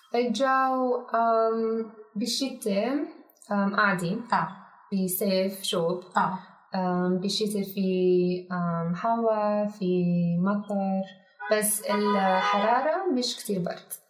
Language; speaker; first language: Arabic; non-native, learner; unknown